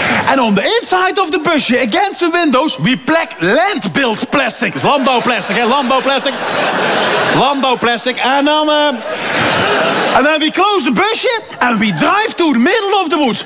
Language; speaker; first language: English; non-native, fluent; Dutch